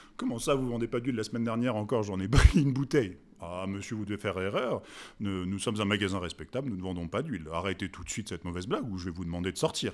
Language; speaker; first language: French; native; French